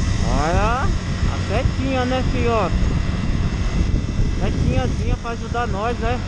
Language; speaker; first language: Portuguese; native; Portuguese